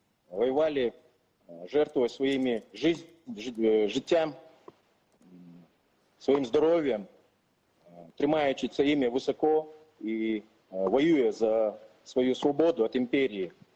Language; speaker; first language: Ukrainian; non-native, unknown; Chechen